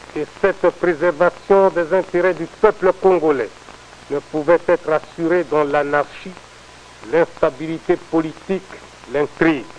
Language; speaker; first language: French; non-native, local second language; Lingala